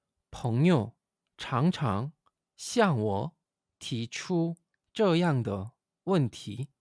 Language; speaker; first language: Chinese; non-native, fluent; Korean